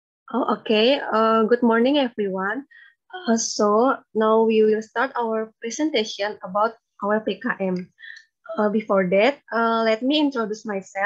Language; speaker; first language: English; non-native, learner; Indonesian